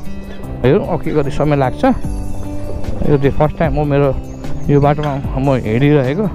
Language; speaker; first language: Nepali; native; Nepali